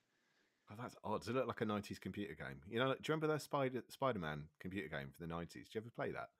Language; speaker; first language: English; native; English